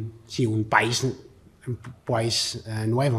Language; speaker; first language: Spanish; non-native, learner; Dutch